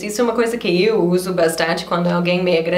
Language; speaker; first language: Portuguese; non-native, fluent; English